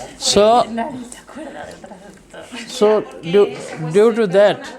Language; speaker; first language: English; non-native, fluent; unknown